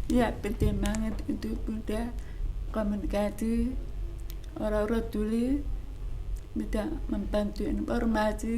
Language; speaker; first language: Indonesian; non-native, local second language; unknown